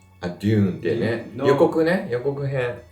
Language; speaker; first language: Japanese; native; Japanese